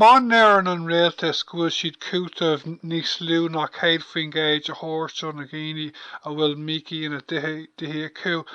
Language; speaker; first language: Irish; non-native, local second language; English